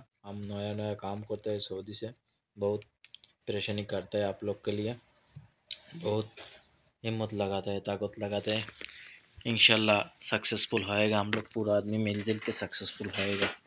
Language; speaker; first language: Hindi; non-native, learner; Bangla